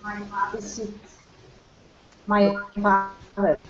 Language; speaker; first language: English; non-native, learner; Spanish